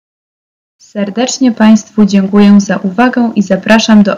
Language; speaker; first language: Polish; native; Polish